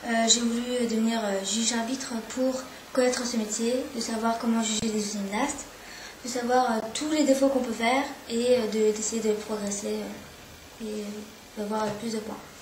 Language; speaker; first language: French; early bilingual, other home language; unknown